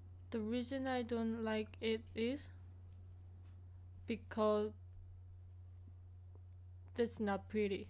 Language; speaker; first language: English; non-native, learner; Korean